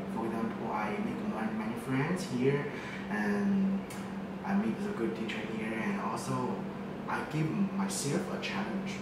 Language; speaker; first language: English; non-native, learner; Chinese